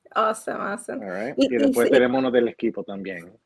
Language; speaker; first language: Spanish; early bilingual, heritage; Spanish